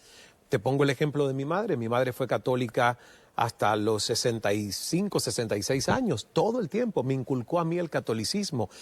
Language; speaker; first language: Spanish; native; Spanish